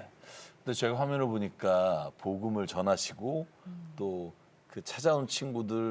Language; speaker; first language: Korean; native; Korean